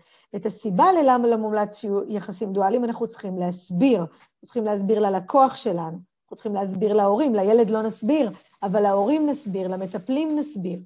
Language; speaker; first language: Hebrew; native; Hebrew